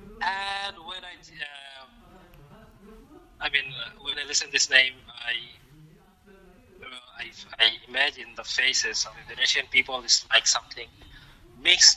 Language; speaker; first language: English; non-native, local second language; Bangla